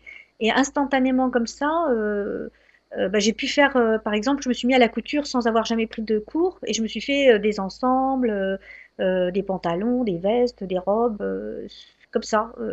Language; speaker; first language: French; native; French